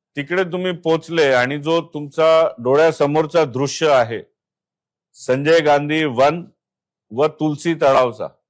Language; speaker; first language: Marathi; non-native, local second language; Gujarati